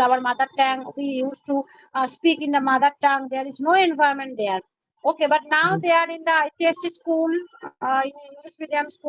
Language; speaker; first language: English; non-native, learner; Bangla